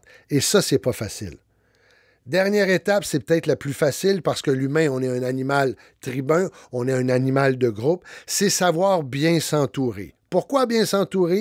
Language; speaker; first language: French; native; French